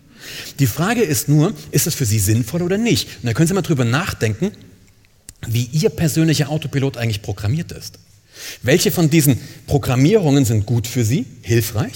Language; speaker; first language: German; native; German